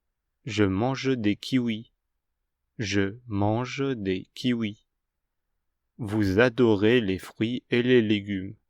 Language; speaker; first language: French; non-native, fluent; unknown